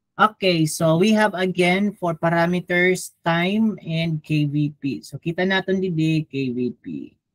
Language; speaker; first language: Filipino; non-native, local second language; Waray